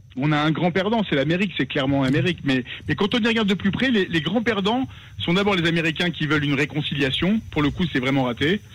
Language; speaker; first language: French; native; French